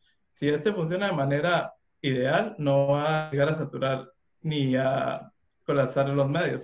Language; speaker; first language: Spanish; native; Spanish